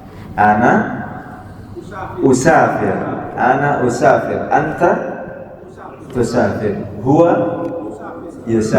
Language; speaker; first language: Arabic; non-native, fluent; Indonesian